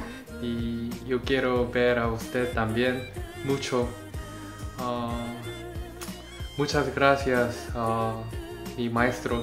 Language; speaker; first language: Spanish; non-native, learner; Korean